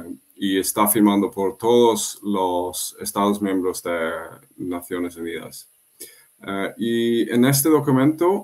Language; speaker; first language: Spanish; non-native, fluent; Swedish